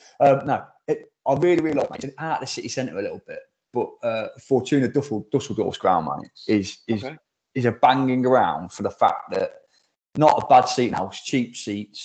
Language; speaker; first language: English; native; English